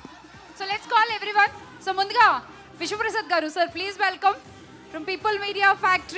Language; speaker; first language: Telugu; native; Telugu